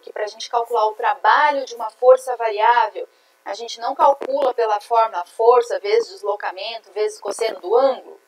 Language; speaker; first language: Portuguese; native; Portuguese